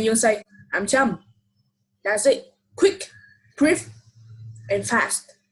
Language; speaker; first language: English; non-native, fluent; Vietnamese